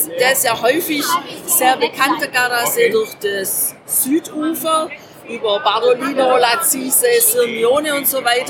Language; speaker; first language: German; native; German